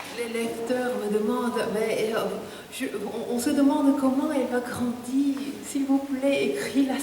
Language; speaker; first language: French; non-native, fluent; Korean